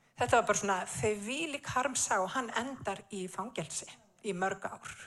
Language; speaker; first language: Icelandic; native; Icelandic